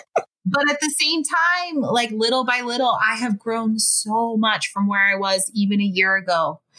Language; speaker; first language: English; native; English